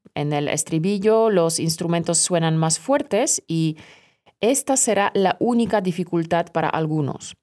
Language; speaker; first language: Spanish; non-native, fluent; Polish